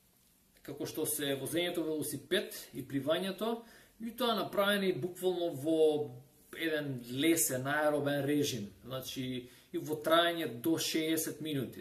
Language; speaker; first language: Macedonian; native; Macedonian